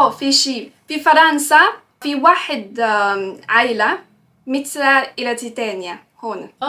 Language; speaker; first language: Arabic; non-native, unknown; Chinese